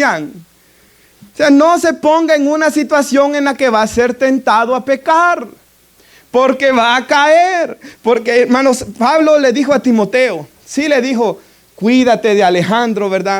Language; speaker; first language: Spanish; native; Spanish